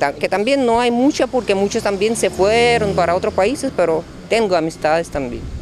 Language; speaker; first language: Spanish; non-native, fluent; Ukrainian